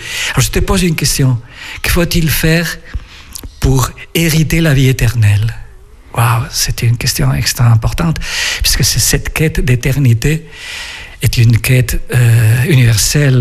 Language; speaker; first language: French; non-native, fluent; Spanish